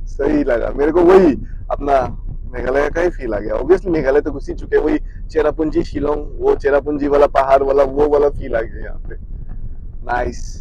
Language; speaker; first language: Hindi; non-native, local second language; Assamese